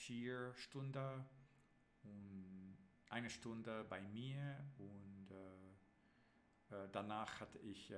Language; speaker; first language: German; non-native, learner; English